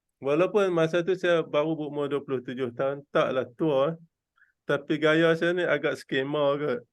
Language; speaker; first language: Malay; native; Malay